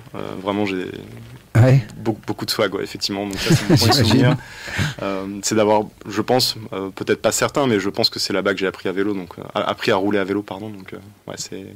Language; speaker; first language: French; native; French